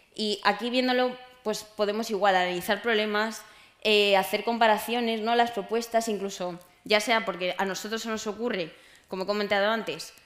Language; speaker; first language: Spanish; native; Spanish